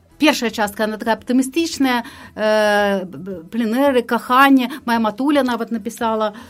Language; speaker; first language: Belarusian; non-native, local second language; Russian